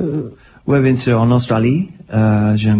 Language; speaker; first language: French; non-native, learner; English